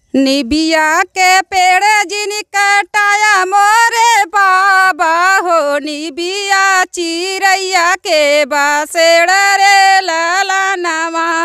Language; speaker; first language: Hindi; native; Hindi